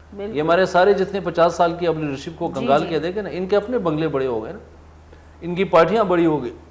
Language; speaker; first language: Urdu; non-native, local second language; Pashto